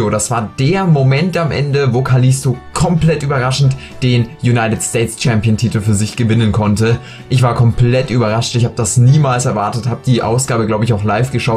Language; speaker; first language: German; native; German